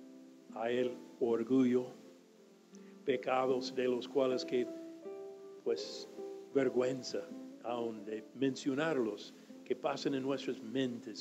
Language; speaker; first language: Spanish; non-native, fluent; English